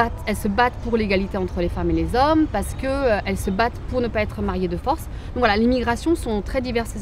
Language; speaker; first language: French; native; French